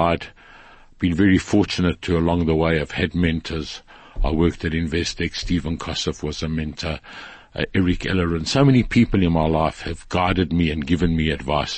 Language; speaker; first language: English; native; English